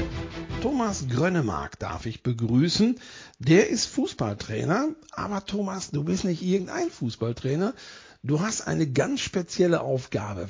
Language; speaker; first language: German; native; German